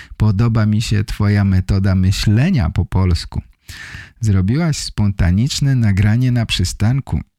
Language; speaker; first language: Polish; native; Polish